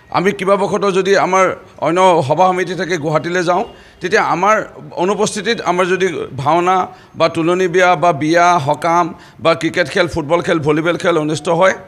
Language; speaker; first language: Assamese; native; Assamese